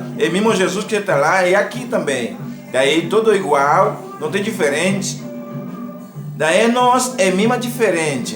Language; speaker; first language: Portuguese; non-native, learner; Haitian Creole